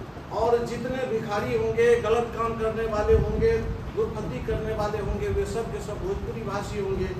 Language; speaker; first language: Hindi; native; Hindi